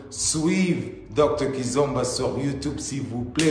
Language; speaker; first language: French; non-native, learner; Portuguese